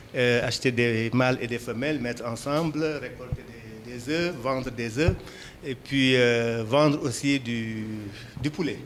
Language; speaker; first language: French; non-native, local second language; Wolof